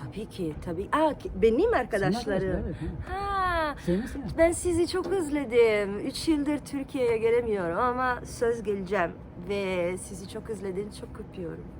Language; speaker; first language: Turkish; non-native, fluent; Italian